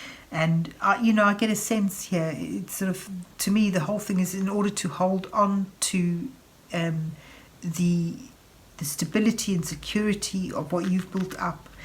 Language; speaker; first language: English; native; English